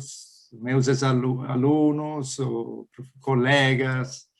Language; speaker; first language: Portuguese; non-native, fluent; Italian